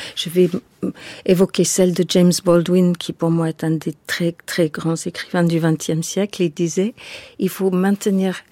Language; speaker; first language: French; non-native, fluent; English